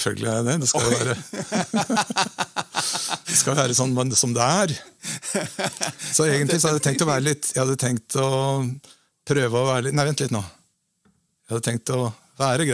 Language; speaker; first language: Norwegian; native; Norwegian